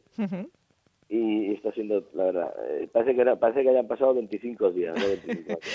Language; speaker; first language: Spanish; native; Spanish